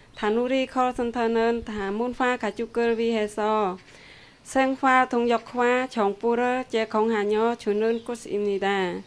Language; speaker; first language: Korean; non-native, learner; Khmer